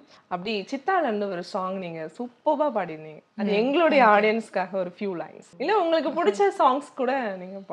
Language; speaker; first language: Tamil; native; Tamil